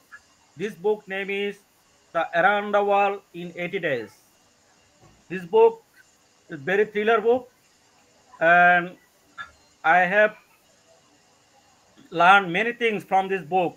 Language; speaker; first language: English; non-native, learner; Bangla